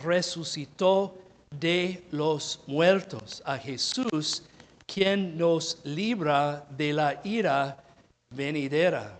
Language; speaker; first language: Spanish; non-native, fluent; English